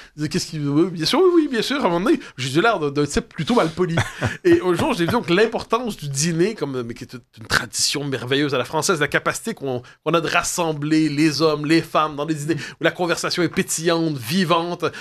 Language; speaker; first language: French; native; French